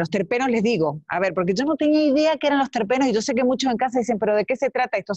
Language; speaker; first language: Spanish; native; Spanish